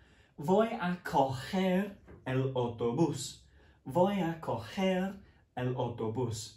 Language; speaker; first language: Spanish; non-native, fluent; English